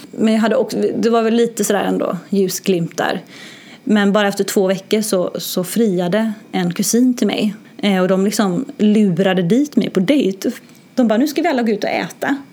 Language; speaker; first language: Swedish; early bilingual, other home language; Arabic